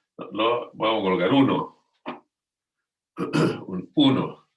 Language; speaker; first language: Spanish; native; Spanish